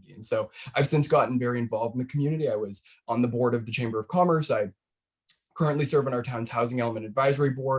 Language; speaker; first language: English; native; English